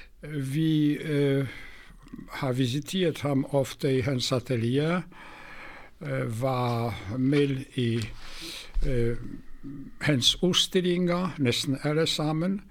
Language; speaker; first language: Swedish; non-native, fluent; Polish